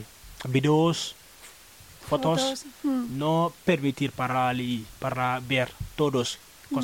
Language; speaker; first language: Spanish; non-native, learner; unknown